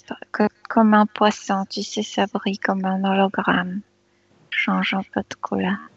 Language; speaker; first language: French; non-native, fluent; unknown